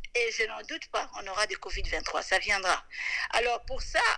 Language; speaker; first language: French; non-native, local second language; Lingala